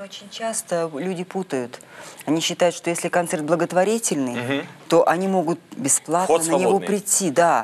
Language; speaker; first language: Russian; native; Russian